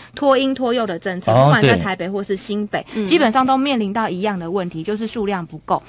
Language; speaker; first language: Chinese; native; Chinese